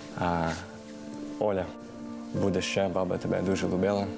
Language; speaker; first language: Ukrainian; early bilingual, heritage; Ukrainian